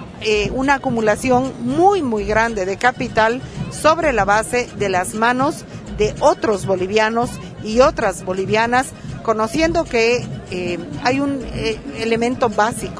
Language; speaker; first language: Spanish; native; Spanish